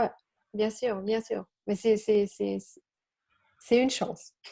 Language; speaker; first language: French; non-native, learner; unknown